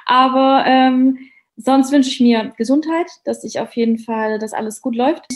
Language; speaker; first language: German; native; German